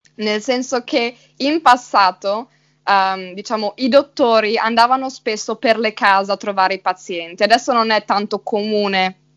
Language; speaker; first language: Italian; native; Italian